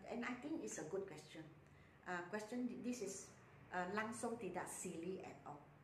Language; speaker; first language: English; non-native, local second language; Malay